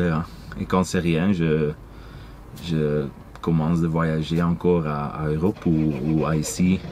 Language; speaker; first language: French; non-native, local second language; Dutch